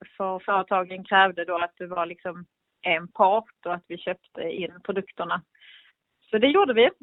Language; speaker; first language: Swedish; native; Swedish